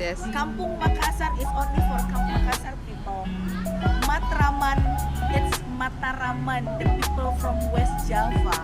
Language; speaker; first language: English; non-native, learner; Indonesian